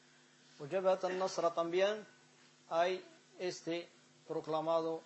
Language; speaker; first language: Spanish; non-native, fluent; Arabic